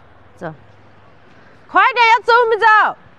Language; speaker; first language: Chinese; native; Chinese